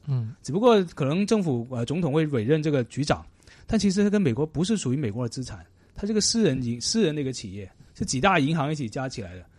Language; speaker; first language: Chinese; non-native, local second language; Cantonese